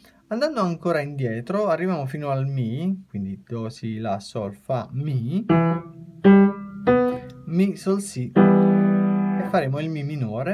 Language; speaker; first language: Italian; native; Italian